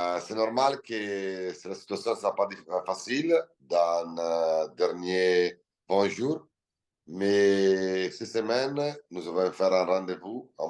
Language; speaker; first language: French; non-native, learner; Italian